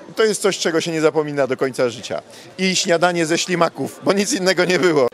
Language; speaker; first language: Polish; native; Polish